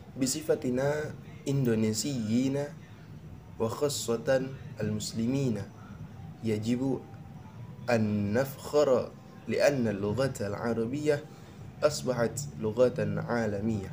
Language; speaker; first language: Arabic; non-native, learner; Indonesian